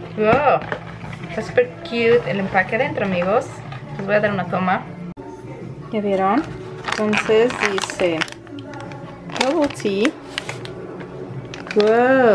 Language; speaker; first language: Spanish; native; Spanish